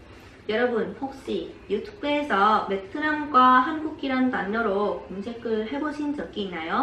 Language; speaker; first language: Korean; non-native, fluent; Vietnamese